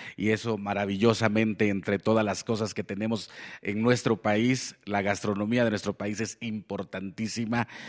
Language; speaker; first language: Spanish; non-native, local second language; Nahuatl languages